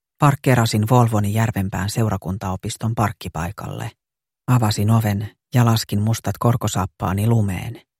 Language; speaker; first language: Finnish; native; Finnish